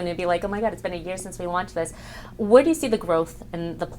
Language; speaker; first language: English; native; English